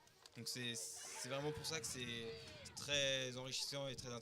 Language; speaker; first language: French; native; French